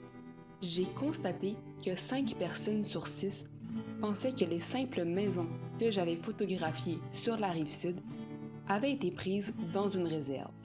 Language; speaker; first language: French; native; French